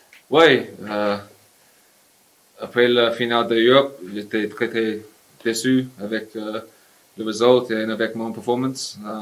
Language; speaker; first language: French; non-native, learner; English